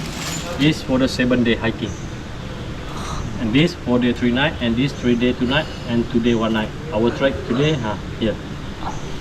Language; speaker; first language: English; non-native, local second language; Malay